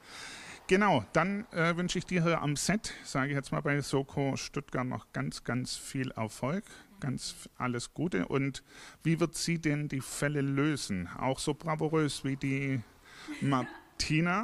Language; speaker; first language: German; native; German